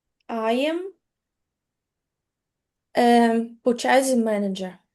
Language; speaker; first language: English; non-native, learner; Russian